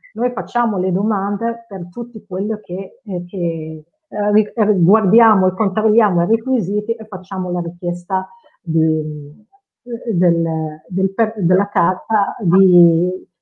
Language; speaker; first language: Italian; non-native, fluent; Arabic